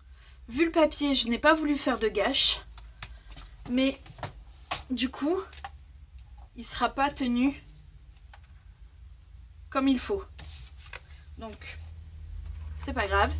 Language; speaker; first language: French; native; French